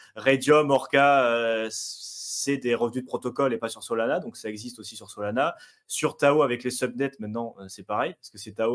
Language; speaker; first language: French; native; French